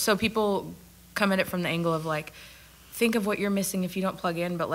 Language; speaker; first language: English; non-native, local second language; Afrikaans